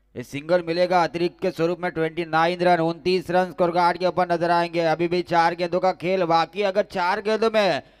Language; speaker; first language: Hindi; non-native, local second language; Marathi